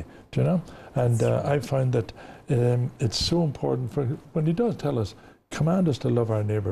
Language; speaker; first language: English; native; English